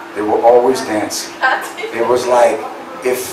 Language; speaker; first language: English; native; English